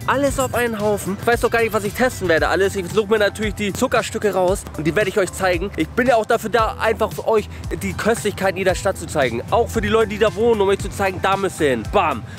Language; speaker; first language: German; native; German